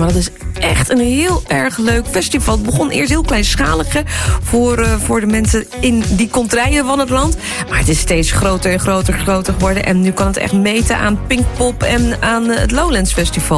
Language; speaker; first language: Dutch; native; Dutch